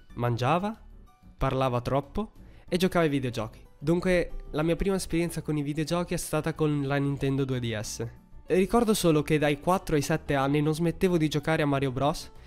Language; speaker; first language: Italian; early bilingual, heritage; Italian